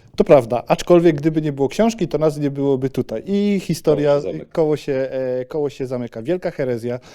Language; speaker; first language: Polish; native; Polish